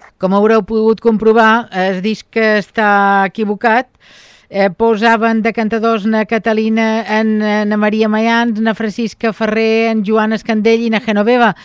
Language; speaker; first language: Catalan; native; Catalan